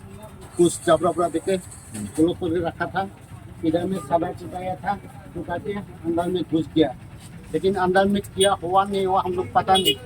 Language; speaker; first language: Hindi; non-native, local second language; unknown